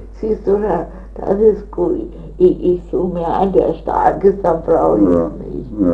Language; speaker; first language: German; non-native, learner; Japanese